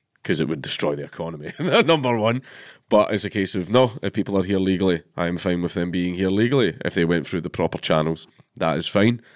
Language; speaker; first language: English; native; English